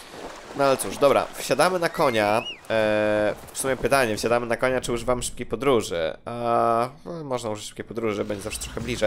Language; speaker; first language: Polish; native; Polish